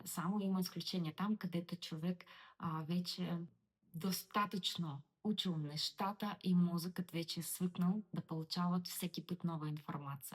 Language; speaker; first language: Bulgarian; non-native, learner; Russian